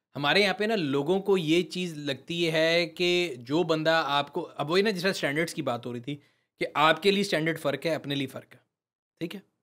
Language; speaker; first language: Urdu; native; Urdu